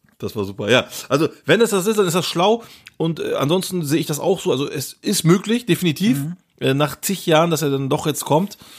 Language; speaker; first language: German; early bilingual, other home language; Turkish